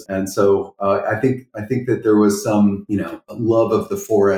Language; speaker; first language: English; native; English